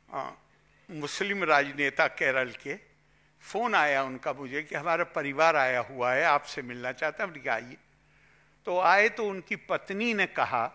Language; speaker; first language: Hindi; native; Hindi